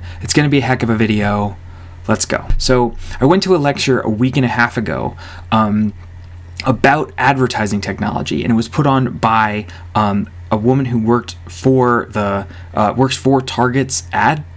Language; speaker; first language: English; native; English